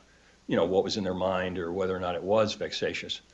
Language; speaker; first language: English; native; English